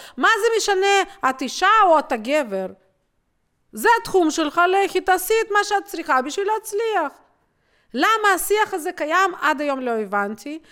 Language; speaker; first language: Hebrew; non-native, fluent; Russian